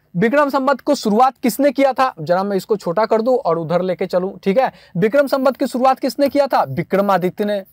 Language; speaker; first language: Hindi; native; Hindi